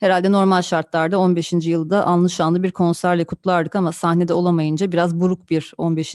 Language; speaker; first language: Turkish; native; Turkish